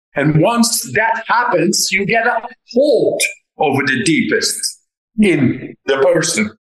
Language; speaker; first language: English; non-native, fluent; Dutch